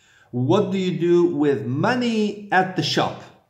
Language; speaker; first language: English; non-native, fluent; Polish